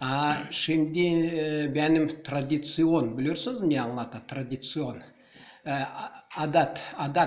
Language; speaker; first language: Turkish; non-native, learner; Tatar